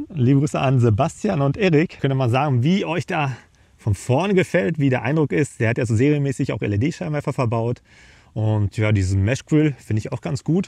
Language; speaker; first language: German; native; German